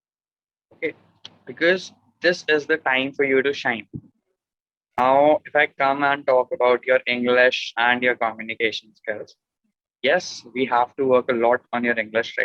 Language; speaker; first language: English; non-native, local second language; Hindi